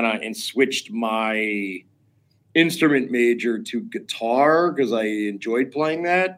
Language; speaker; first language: English; native; English